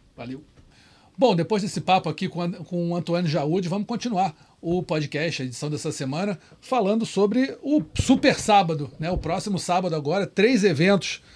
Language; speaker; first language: Portuguese; native; Portuguese